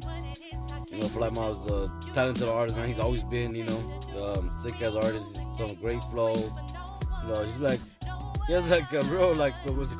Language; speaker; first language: English; native; English